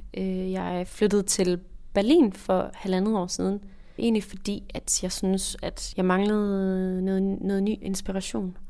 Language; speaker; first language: Danish; native; Danish